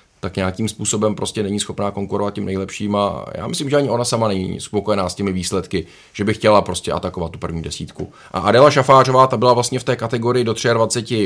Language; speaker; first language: Czech; native; Czech